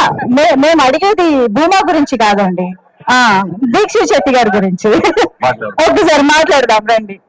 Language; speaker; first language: Telugu; native; Telugu